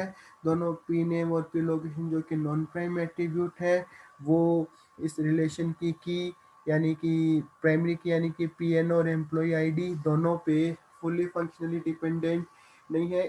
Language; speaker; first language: Hindi; native; Hindi